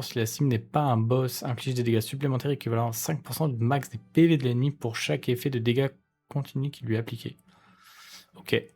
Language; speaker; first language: French; native; French